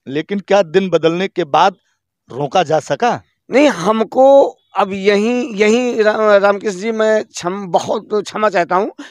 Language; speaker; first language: Hindi; native; Hindi